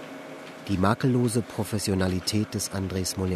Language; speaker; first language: German; native; German